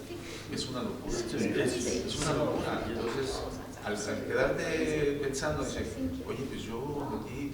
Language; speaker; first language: Spanish; native; Spanish